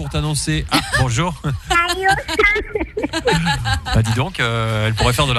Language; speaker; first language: French; native; French